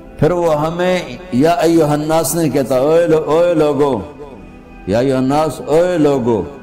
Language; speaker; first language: Urdu; non-native, local second language; Punjabi